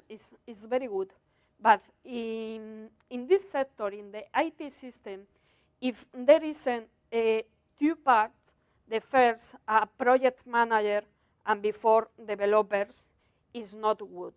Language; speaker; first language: English; non-native, learner; Spanish